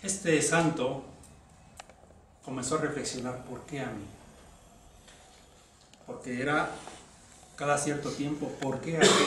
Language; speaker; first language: Spanish; native; Spanish